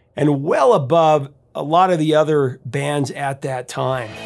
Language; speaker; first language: English; native; English